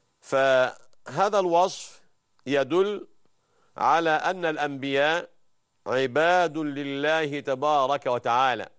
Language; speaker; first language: Arabic; native; Arabic